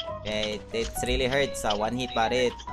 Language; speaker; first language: English; non-native, local second language; Filipino